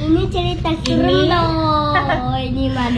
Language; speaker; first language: Indonesian; early bilingual, heritage; Indonesian